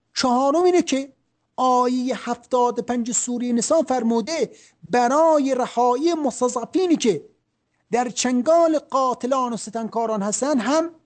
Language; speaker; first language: Persian; native; Persian